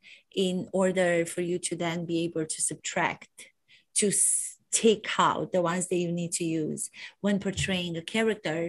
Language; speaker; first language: English; non-native, fluent; Romanian